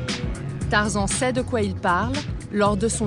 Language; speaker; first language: French; native; French